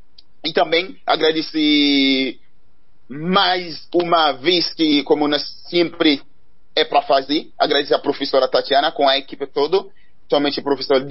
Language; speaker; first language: Portuguese; non-native, learner; Haitian Creole